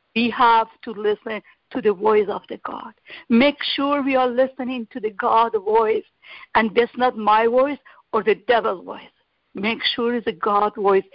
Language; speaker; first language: English; non-native, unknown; Persian